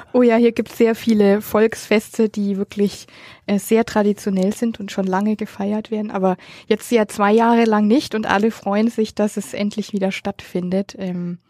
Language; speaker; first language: German; native; German